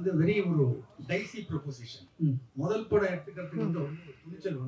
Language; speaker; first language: Tamil; native; Tamil